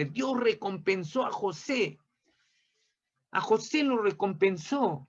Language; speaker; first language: Spanish; native; Spanish